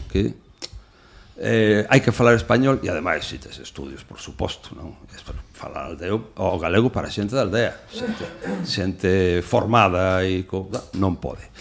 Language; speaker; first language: Galician; non-native, local second language; Spanish